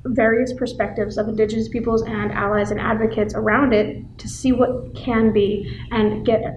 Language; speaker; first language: English; native; English